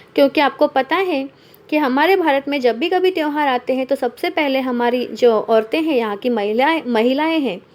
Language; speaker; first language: Hindi; non-native, local second language; Marathi